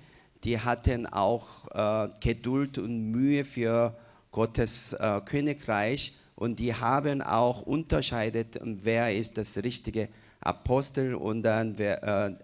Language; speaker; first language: German; non-native, fluent; Korean